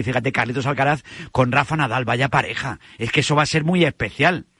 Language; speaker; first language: Spanish; native; Spanish